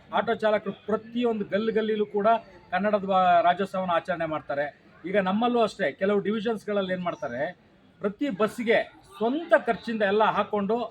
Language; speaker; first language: Kannada; native; Kannada